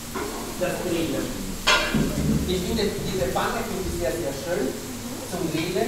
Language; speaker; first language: German; non-native, fluent; Italian